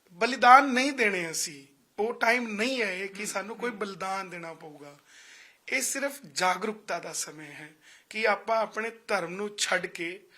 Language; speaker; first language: Punjabi; non-native, local second language; Hindi